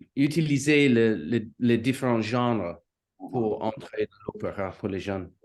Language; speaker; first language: French; non-native, learner; English